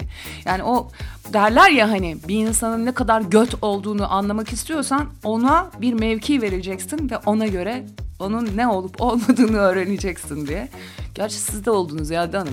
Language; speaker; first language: Turkish; native; Turkish